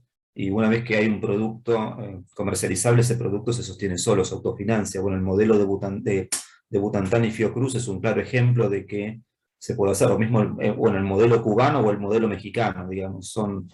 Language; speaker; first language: Spanish; native; Spanish